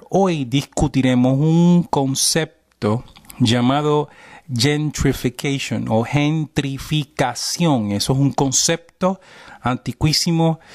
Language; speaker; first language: Spanish; early bilingual, heritage; Spanish